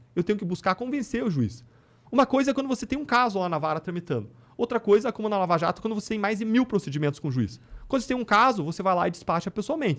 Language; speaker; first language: Portuguese; native; Portuguese